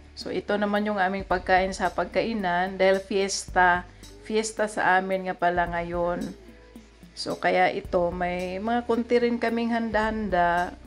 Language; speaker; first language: Filipino; non-native, local second language; Cebuano